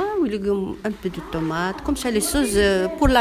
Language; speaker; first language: French; non-native, learner; Arabic